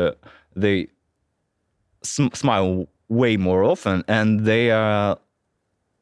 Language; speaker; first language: English; non-native, fluent; Russian